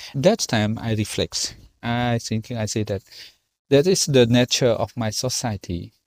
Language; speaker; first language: English; non-native, learner; Khmer